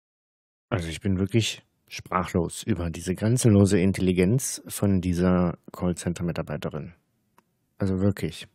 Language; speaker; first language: German; native; German